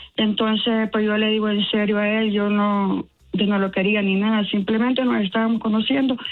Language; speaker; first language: Spanish; native; Spanish